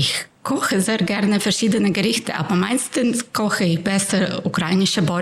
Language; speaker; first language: German; non-native, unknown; Ukrainian